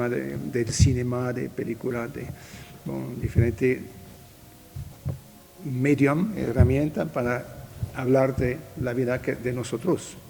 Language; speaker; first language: Spanish; non-native, fluent; French